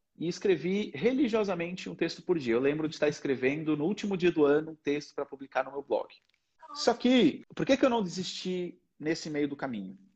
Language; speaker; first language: Portuguese; native; Portuguese